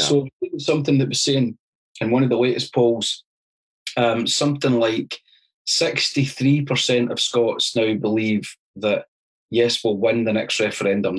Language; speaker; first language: English; native; English